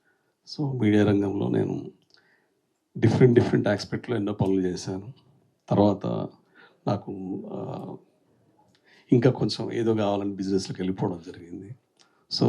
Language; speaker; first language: Telugu; native; Telugu